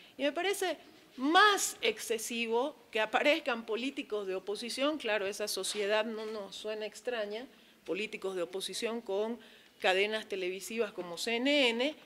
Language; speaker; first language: Spanish; native; Spanish